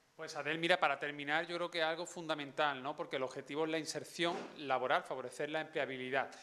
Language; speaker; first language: Spanish; native; Spanish